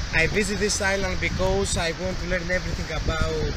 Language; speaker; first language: English; non-native, learner; Greek